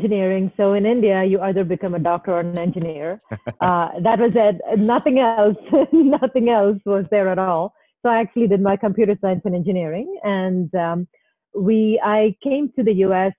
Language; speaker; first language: English; non-native, local second language; Malayalam